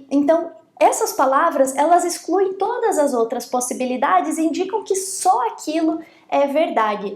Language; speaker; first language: Portuguese; native; Portuguese